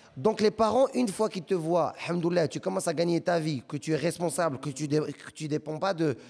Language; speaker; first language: French; non-native, local second language; Arabic